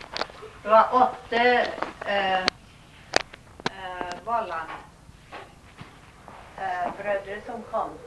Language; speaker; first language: Norwegian; early bilingual, heritage; Norwegian